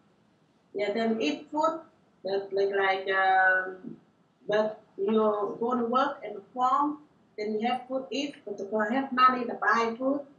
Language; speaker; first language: English; non-native, learner; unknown